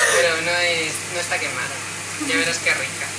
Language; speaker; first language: Spanish; native; Spanish